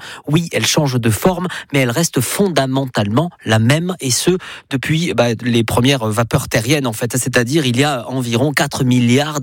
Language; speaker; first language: French; native; French